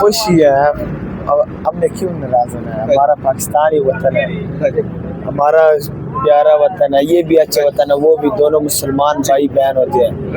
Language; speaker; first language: Hindi; early bilingual, other home language; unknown